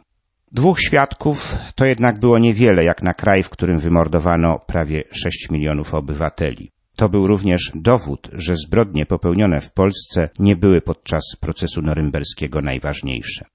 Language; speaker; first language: Polish; native; Polish